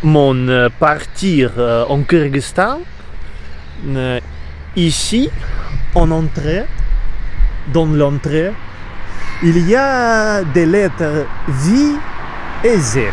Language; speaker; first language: French; non-native, learner; Russian